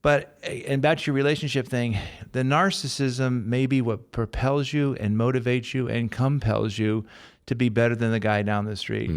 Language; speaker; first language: English; native; English